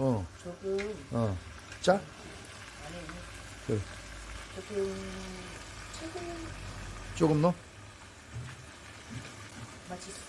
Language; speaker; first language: Korean; non-native, learner; Thai